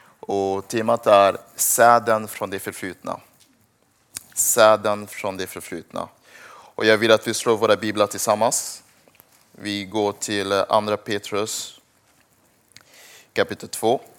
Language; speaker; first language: Swedish; early bilingual, other home language; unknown